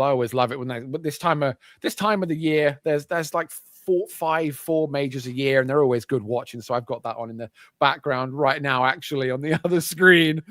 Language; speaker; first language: English; native; English